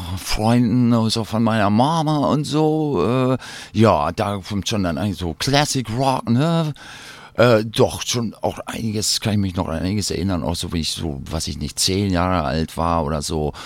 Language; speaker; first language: German; non-native, fluent; English